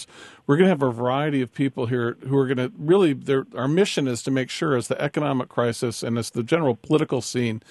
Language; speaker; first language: English; native; English